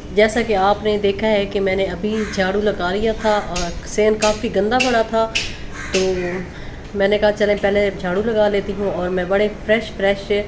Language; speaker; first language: Urdu; non-native, local second language; Punjabi